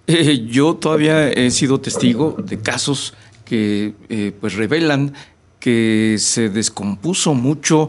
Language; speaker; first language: Spanish; native; Spanish